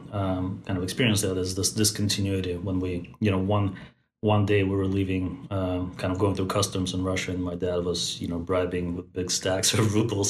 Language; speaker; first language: English; non-native, fluent; Russian